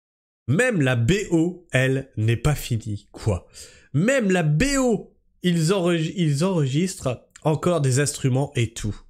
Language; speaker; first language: French; native; French